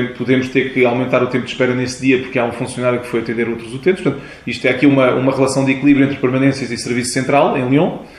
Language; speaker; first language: Portuguese; early bilingual, heritage; Portuguese